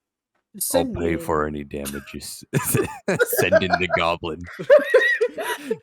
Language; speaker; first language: English; native; English